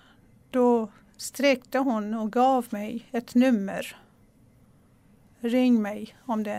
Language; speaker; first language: Swedish; non-native, local second language; Persian